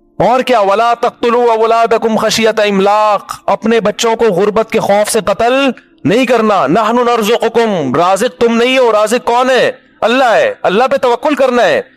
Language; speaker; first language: Urdu; native; Urdu